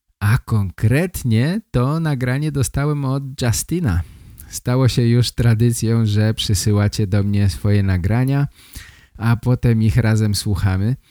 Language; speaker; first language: Polish; native; Polish